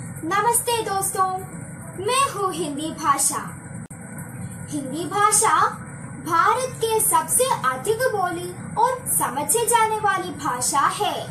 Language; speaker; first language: Hindi; non-native, local second language; Malayalam